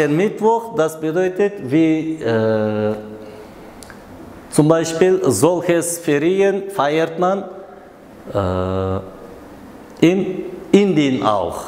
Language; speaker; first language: German; non-native, learner; Uzbek